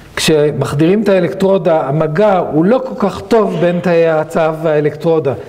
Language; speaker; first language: Hebrew; native; Hebrew